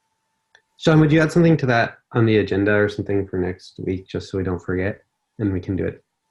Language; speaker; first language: English; native; English